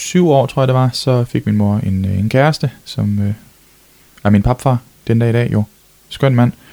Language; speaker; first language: Danish; native; Danish